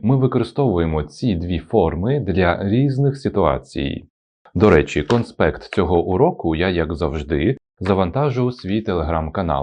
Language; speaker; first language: Ukrainian; non-native, local second language; Russian